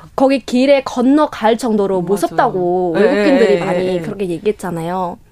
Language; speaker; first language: Korean; non-native, learner; Vietnamese